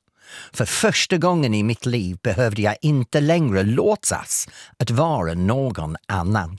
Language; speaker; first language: Swedish; non-native, fluent; English